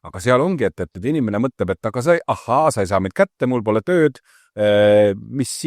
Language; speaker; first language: Estonian; native; Estonian